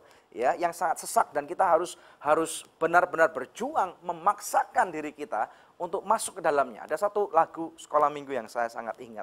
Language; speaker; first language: Indonesian; native; Indonesian